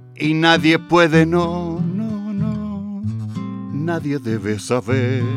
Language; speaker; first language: Spanish; native; Spanish